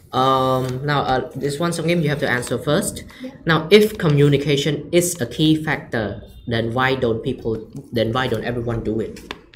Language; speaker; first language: English; non-native, fluent; Khmer